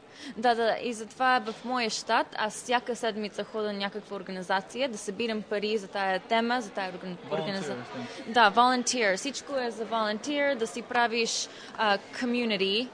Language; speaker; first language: Bulgarian; early bilingual, heritage; Bulgarian